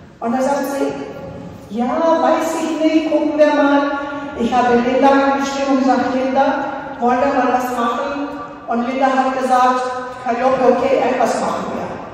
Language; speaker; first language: German; non-native, fluent; Greek